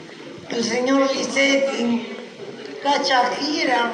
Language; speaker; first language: Spanish; native; Spanish